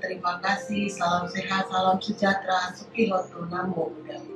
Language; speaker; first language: Indonesian; native; Indonesian